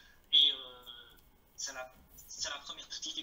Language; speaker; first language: French; non-native, learner; Chinese